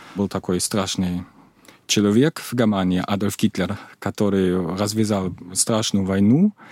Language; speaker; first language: Russian; non-native, fluent; German